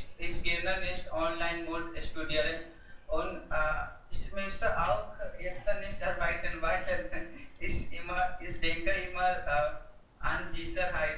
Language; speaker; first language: German; non-native, learner; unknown